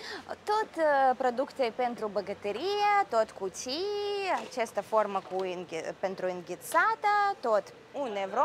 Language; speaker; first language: Romanian; non-native, learner; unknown